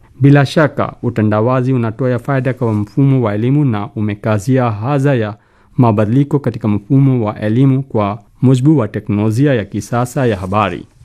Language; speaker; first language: Swahili; non-native, fluent; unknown